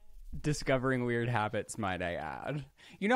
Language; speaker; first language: English; native; English